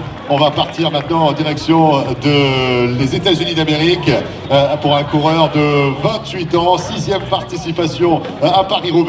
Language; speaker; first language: French; native; French